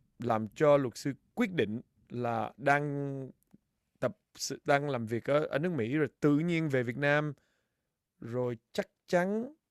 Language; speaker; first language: Vietnamese; early bilingual, heritage; Vietnamese